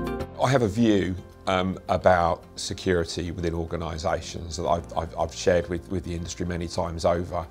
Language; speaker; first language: English; native; English